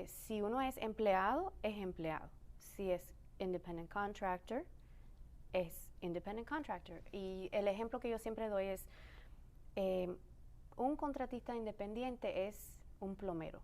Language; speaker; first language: Spanish; early bilingual, other home language; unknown